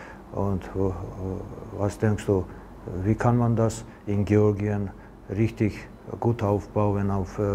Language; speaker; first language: German; non-native, learner; Georgian